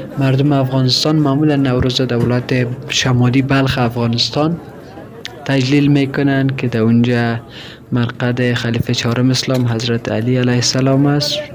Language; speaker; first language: Persian; native; Persian